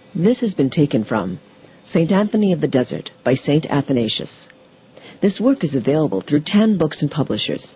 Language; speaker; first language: English; native; English